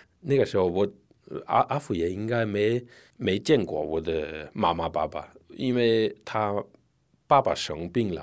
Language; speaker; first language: Chinese; non-native, fluent; Danish